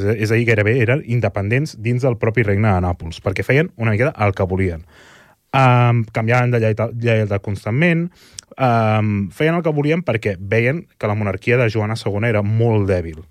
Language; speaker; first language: Catalan; native; Catalan